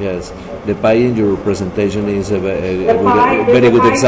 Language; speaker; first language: English; non-native, learner; Spanish